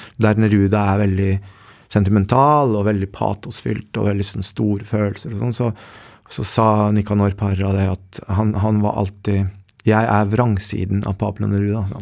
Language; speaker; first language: Norwegian; early bilingual, other home language; Spanish